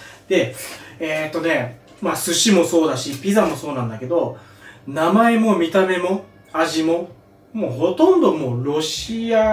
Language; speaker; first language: Japanese; native; Japanese